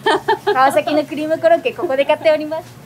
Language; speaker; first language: Japanese; native; Japanese